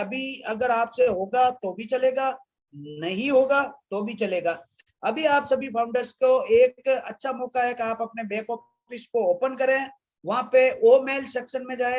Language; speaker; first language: Hindi; native; Hindi